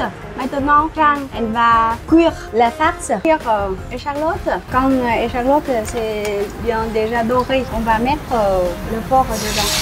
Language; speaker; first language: French; non-native, fluent; Vietnamese